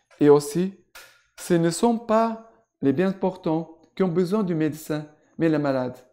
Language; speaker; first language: French; non-native, fluent; Portuguese